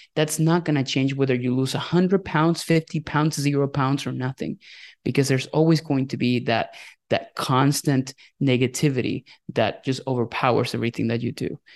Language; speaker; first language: English; non-native, fluent; Spanish